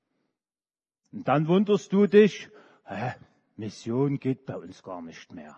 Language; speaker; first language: German; native; German